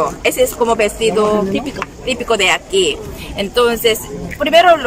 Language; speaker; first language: Spanish; non-native, learner; Korean